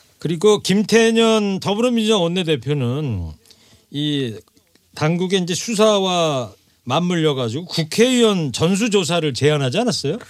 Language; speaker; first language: Korean; native; Korean